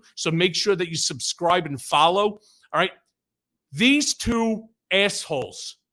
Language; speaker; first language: English; native; English